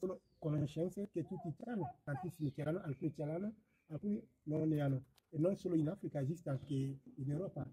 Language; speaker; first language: Italian; non-native, fluent; Ewe